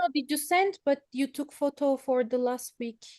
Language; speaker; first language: English; non-native, learner; Turkish